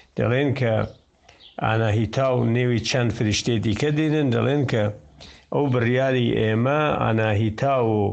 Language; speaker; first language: Central Kurdish; non-native, local second language; Southern Kurdish